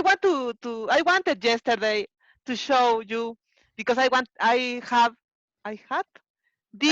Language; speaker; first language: English; non-native, learner; Spanish